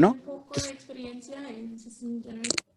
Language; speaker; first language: Spanish; non-native, fluent; English